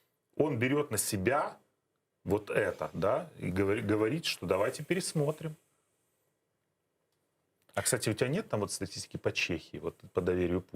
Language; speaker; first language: Russian; native; Russian